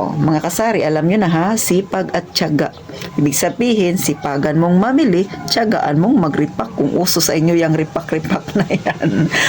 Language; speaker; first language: Filipino; non-native, local second language; Cebuano